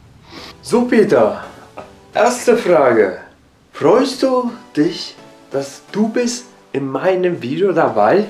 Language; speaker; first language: German; non-native, learner; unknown